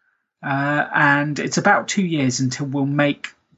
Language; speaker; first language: English; native; English